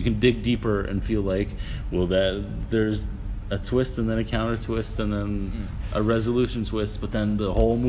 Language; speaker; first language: English; native; English